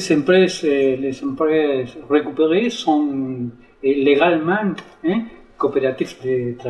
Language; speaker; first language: French; non-native, learner; Spanish